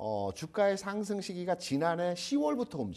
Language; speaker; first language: Korean; native; Korean